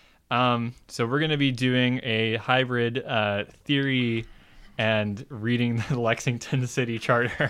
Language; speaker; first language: English; native; English